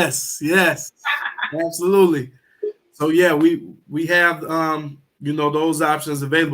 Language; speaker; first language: English; native; English